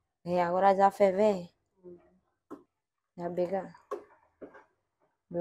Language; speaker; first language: Portuguese; non-native, learner; Vietnamese